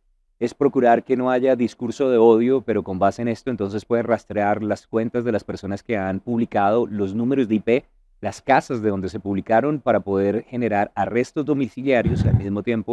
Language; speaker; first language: Spanish; native; Spanish